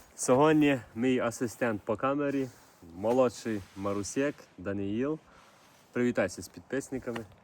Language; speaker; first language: Ukrainian; native; Ukrainian